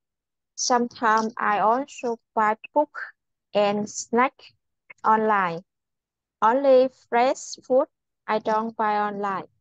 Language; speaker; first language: English; non-native, learner; Vietnamese